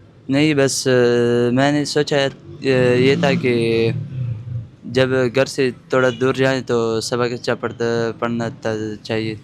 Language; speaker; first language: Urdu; non-native, local second language; Pashto